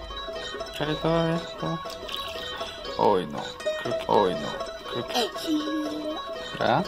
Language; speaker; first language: Spanish; native; Spanish